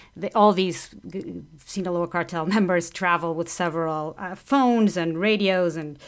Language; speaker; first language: English; non-native, fluent; Portuguese